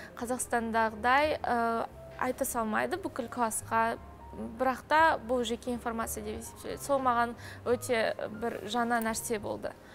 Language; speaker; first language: Kazakh; native; Kazakh